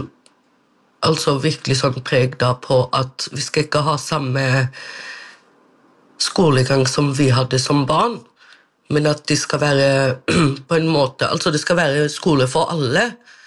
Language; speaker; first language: Norwegian; non-native, local second language; Romany